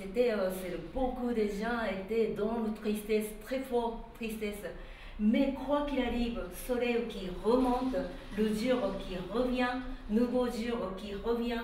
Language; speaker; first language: French; non-native, learner; Japanese